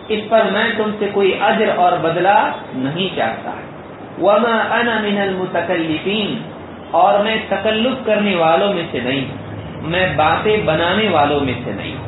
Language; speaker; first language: Urdu; native; Urdu